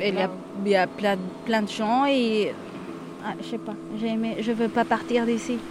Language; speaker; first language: French; non-native, learner; Spanish